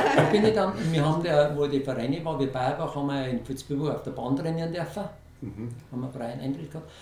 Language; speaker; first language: German; native; German